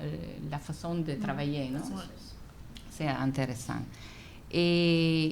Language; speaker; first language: French; non-native, fluent; Italian